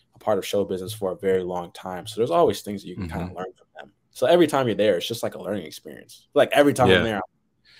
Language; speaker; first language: English; native; English